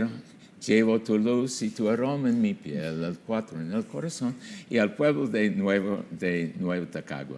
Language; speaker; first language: Spanish; non-native, fluent; English